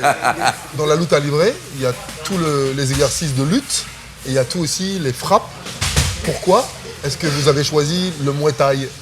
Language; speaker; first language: French; native; French